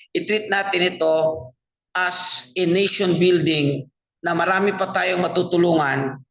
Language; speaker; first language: Filipino; non-native, local second language; Cebuano